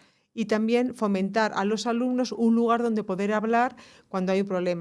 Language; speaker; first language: Spanish; native; Spanish